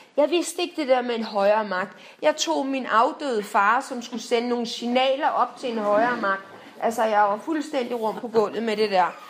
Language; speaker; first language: Danish; native; Danish